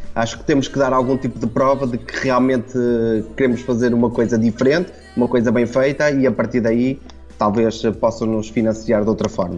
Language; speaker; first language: Portuguese; native; Portuguese